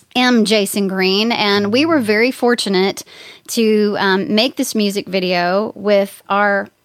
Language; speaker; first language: English; native; English